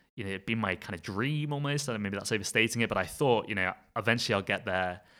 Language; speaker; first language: English; native; English